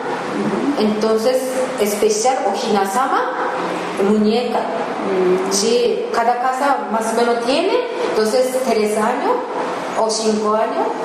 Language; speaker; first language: Spanish; non-native, learner; Japanese